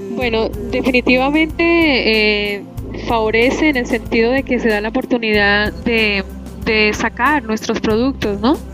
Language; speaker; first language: Spanish; native; Spanish